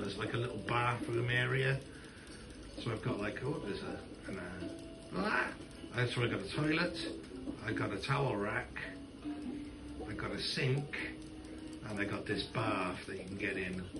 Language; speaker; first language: English; native; English